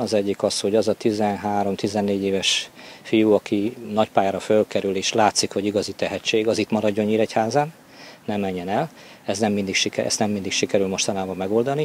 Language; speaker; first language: Hungarian; native; Hungarian